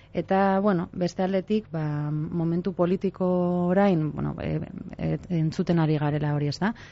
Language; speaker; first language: Basque; non-native, local second language; Spanish